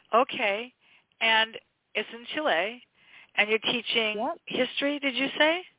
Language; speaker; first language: English; native; English